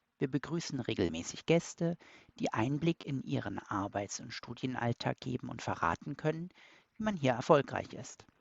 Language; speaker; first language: German; native; German